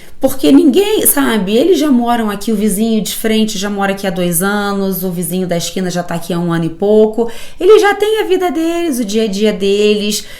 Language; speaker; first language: Portuguese; native; Portuguese